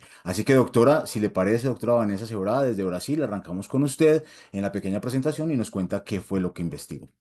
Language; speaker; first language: Spanish; native; Spanish